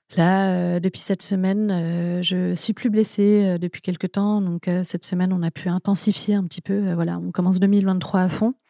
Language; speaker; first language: French; native; French